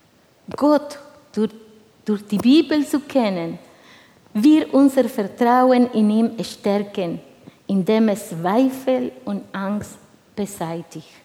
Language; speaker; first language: German; non-native, fluent; Spanish